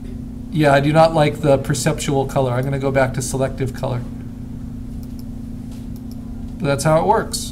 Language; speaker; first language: English; native; English